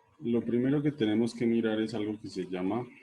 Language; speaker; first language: Spanish; native; Spanish